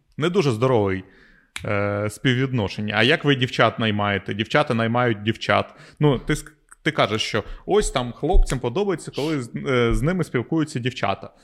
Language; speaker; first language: Ukrainian; non-native, local second language; Russian